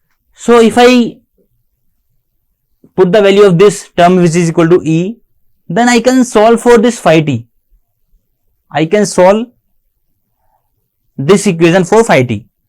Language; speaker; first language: English; non-native, local second language; Hindi